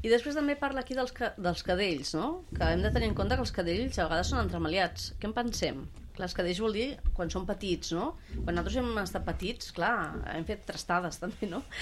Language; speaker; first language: Catalan; native; Catalan